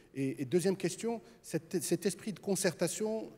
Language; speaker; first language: French; non-native, local second language; Arabic